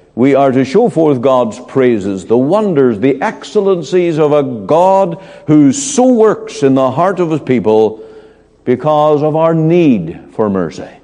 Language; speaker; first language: English; native; English